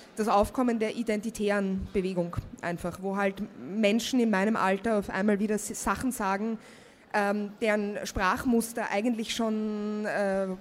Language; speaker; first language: German; native; German